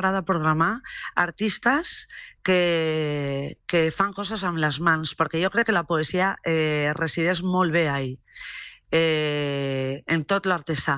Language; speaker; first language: Catalan; non-native, local second language; Spanish